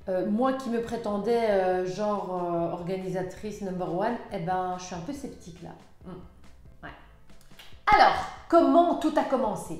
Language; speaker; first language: French; native; French